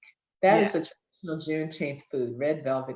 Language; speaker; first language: English; native; English